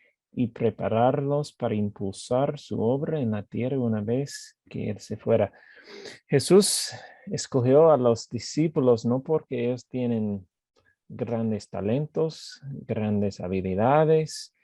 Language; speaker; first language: Spanish; non-native, fluent; English